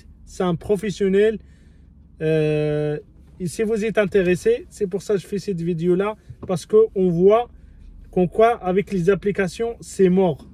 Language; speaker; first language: French; non-native, fluent; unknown